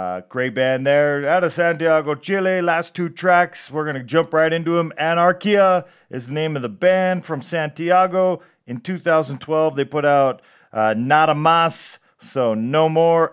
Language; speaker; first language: English; native; English